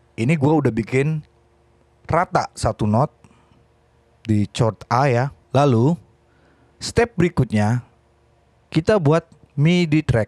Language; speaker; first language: Indonesian; native; Indonesian